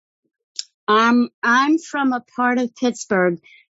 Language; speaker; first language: English; native; English